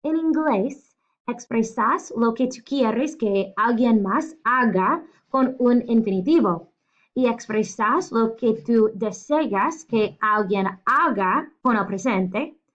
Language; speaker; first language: Spanish; non-native, fluent; English